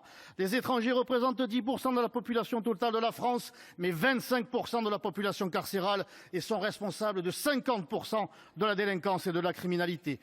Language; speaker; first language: French; native; French